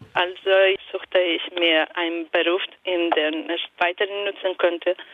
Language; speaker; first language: German; non-native, fluent; Italian